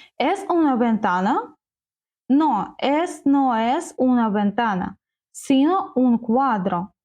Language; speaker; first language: Spanish; non-native, learner; Ukrainian